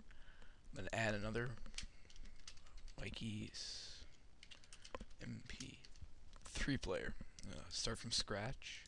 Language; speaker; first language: English; native; English